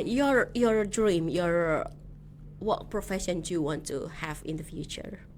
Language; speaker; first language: English; non-native, fluent; Indonesian